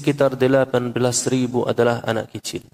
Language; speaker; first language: Indonesian; non-native, fluent; Arabic